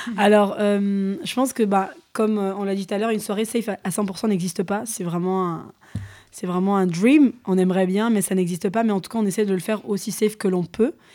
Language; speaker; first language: French; early bilingual, other home language; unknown